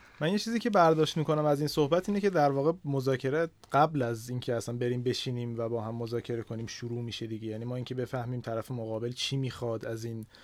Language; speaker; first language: Persian; native; Persian